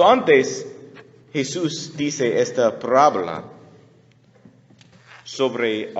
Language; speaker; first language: Spanish; non-native, learner; English